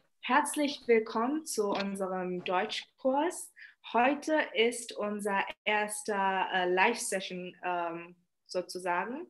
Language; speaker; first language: German; non-native, fluent; Bangla